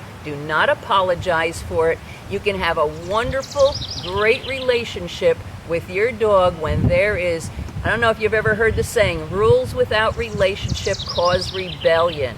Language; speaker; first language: English; native; English